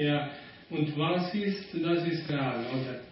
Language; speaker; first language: German; non-native, learner; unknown